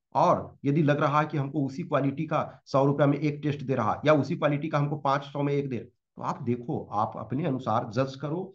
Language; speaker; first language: Hindi; native; Hindi